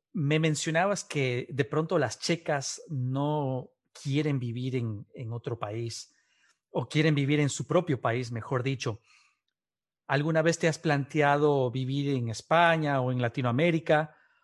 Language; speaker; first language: Spanish; native; Spanish